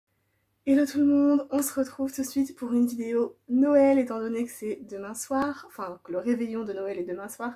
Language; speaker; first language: French; native; French